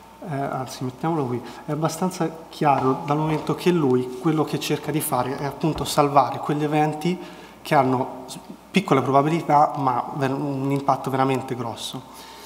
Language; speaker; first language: Italian; native; Italian